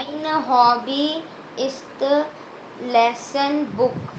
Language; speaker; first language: German; non-native, learner; Hindi